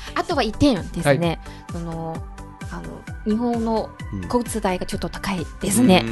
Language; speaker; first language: Japanese; non-native, fluent; Chinese